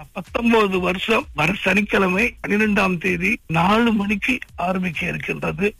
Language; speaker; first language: Tamil; native; Tamil